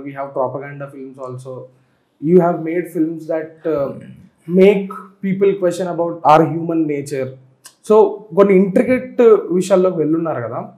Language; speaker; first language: Telugu; native; Telugu